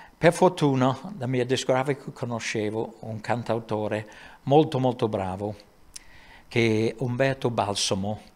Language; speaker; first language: Italian; non-native, fluent; English